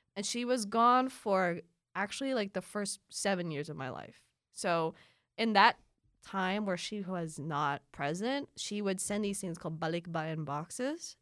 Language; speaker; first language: English; early bilingual, other home language; Filipino